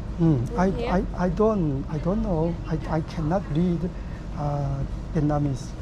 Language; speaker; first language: English; non-native, learner; Korean